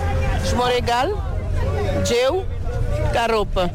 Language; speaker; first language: Portuguese; non-native, local second language; Kabuverdianu